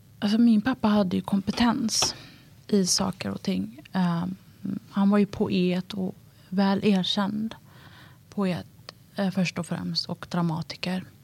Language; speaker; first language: Swedish; early bilingual, other home language; Tigrinya